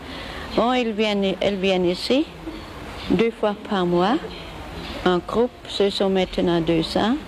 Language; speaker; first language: French; non-native, learner; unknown